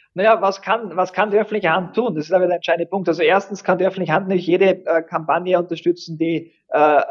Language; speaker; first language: German; native; German